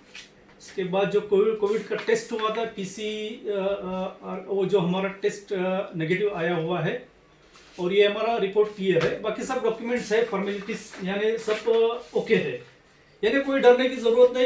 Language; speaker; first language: Hindi; native; Hindi